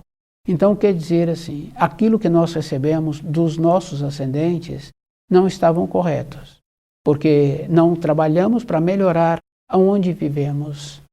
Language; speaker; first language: Portuguese; native; Portuguese